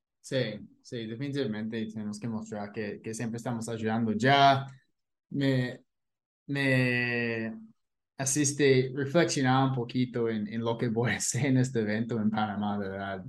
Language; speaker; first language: Spanish; non-native, fluent; English